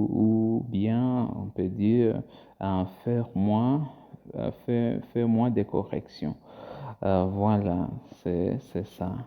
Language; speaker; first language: French; non-native, learner; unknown